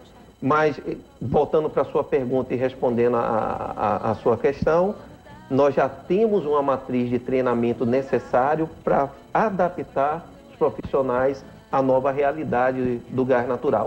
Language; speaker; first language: Portuguese; native; Portuguese